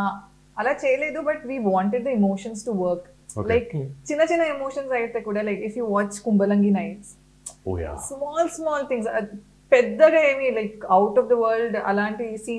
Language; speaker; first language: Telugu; non-native, fluent; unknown